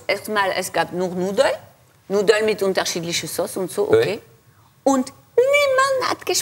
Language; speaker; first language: German; non-native, fluent; French